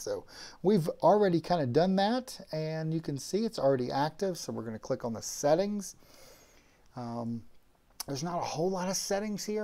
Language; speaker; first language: English; native; English